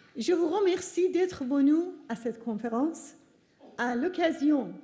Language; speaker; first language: French; non-native, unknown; Persian